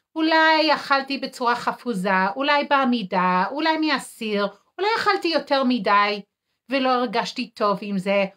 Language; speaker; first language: Hebrew; native; Hebrew